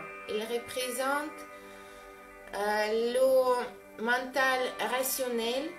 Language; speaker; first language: French; non-native, fluent; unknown